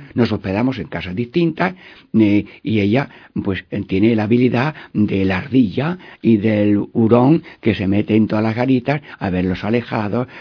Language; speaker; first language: Spanish; native; Spanish